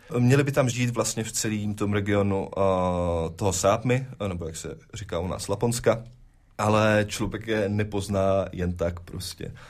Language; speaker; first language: Czech; native; Czech